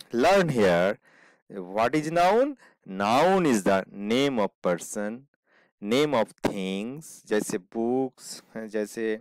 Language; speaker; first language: Hindi; non-native, local second language; Bangla